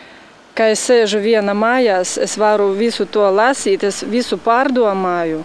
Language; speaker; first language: Latvian; non-native, local second language; Russian